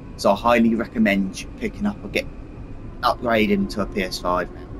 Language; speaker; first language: English; native; English